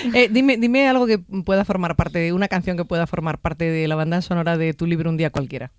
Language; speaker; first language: Spanish; native; Spanish